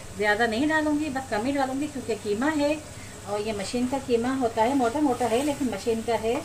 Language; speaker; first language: Hindi; native; Hindi